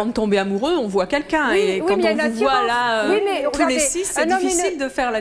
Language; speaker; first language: French; native; French